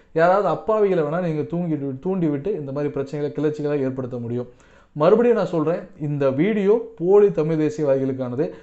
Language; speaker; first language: Tamil; non-native, local second language; Telugu